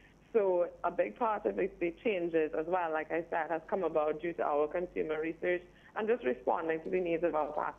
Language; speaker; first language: English; native; English